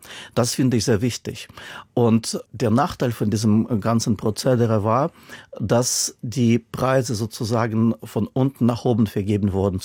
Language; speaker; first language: German; non-native, fluent; Russian